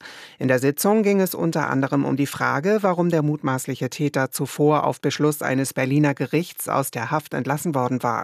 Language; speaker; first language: German; native; German